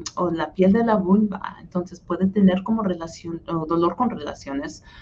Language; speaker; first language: Spanish; early bilingual, heritage; Spanish